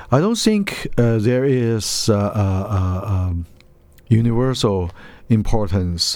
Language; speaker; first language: English; non-native, learner; Chinese